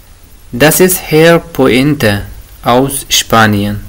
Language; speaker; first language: German; non-native, fluent; Persian